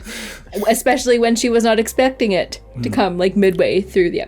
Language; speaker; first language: English; native; English